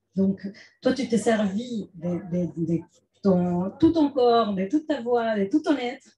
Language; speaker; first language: French; non-native, fluent; Spanish